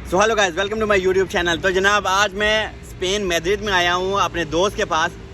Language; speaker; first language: Urdu; non-native, local second language; Punjabi